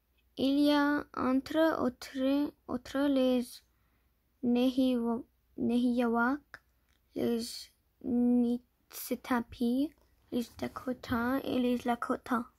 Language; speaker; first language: French; non-native, learner; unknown